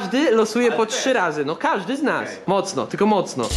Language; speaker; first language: Polish; native; Polish